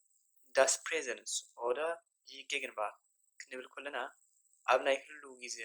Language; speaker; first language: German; non-native, fluent; Tigrinya